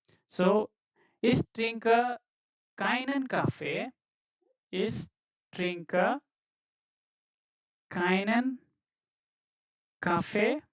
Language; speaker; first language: German; non-native, fluent; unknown